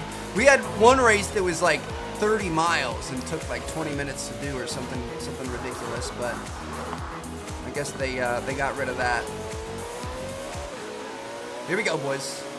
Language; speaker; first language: English; native; English